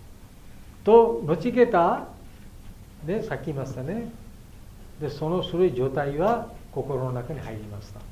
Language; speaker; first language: Japanese; non-native, fluent; Bangla